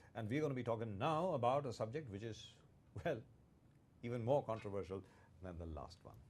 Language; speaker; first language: English; non-native, local second language; Hindi